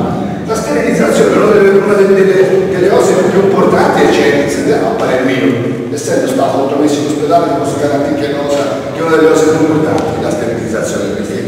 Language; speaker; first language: Italian; native; Italian